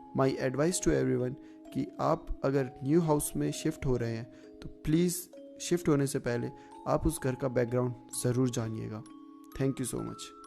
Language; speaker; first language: Hindi; native; Hindi